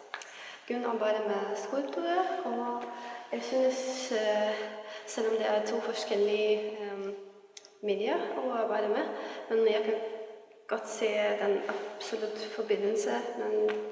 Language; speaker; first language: Norwegian; non-native, learner; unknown